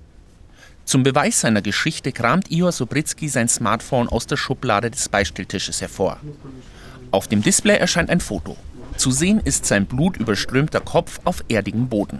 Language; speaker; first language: German; native; German